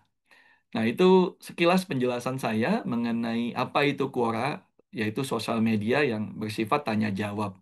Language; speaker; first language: Indonesian; native; Indonesian